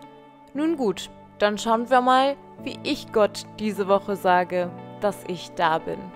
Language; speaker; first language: German; native; German